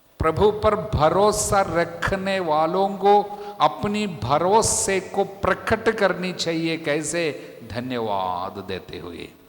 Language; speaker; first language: Hindi; non-native, local second language; Malayalam